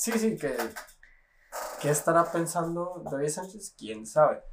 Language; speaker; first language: Spanish; native; Spanish